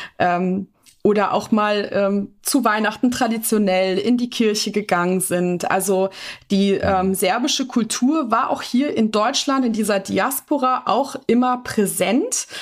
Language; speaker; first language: German; native; German